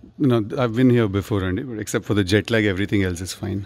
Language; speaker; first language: English; non-native, local second language; Telugu